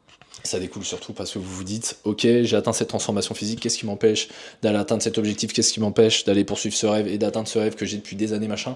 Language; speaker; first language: French; native; French